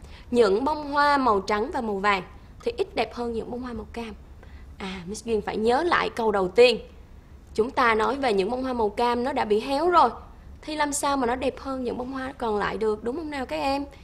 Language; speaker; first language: Vietnamese; native; Vietnamese